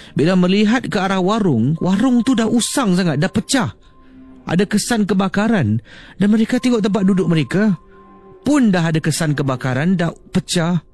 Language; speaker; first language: Malay; native; Malay